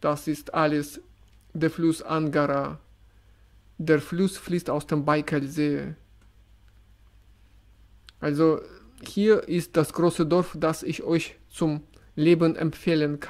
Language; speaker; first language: German; non-native, fluent; Russian